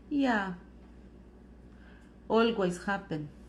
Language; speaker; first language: English; non-native, learner; Spanish